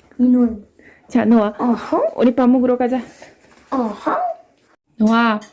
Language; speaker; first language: Korean; non-native, fluent; Spanish